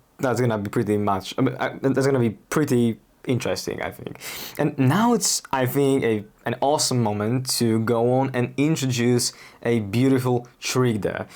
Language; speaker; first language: English; non-native, fluent; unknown